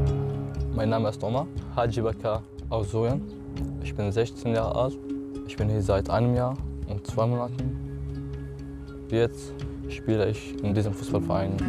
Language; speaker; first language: German; non-native, learner; Arabic